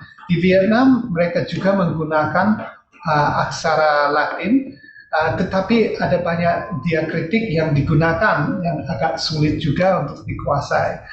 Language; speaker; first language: Indonesian; non-native, fluent; English